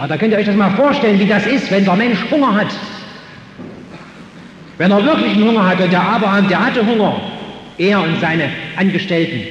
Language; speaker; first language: German; native; German